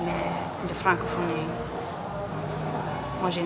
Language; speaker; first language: French; non-native, local second language; English